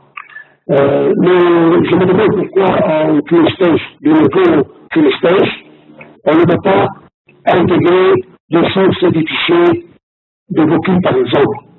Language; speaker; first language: French; non-native, fluent; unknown